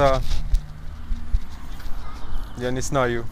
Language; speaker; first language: Russian; non-native, learner; German